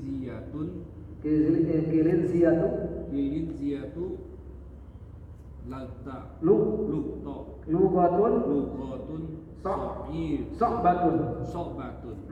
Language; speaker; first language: Arabic; non-native, learner; Indonesian